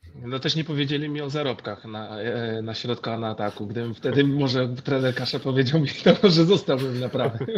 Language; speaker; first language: Polish; native; Polish